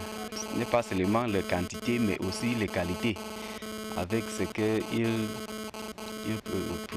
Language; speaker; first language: French; non-native, local second language; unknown